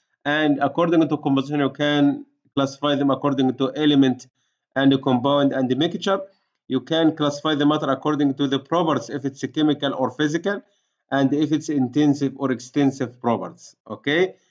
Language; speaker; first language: English; non-native, fluent; Arabic